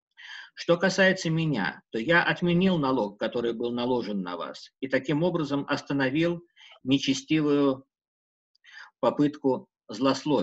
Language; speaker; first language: Russian; native; Russian